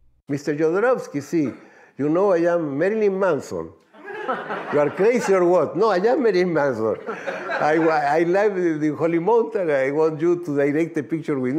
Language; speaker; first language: English; non-native, learner; Spanish